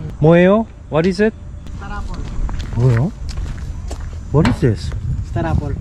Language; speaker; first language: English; non-native, learner; Korean